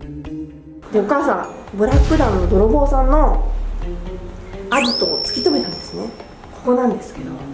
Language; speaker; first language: Japanese; native; Japanese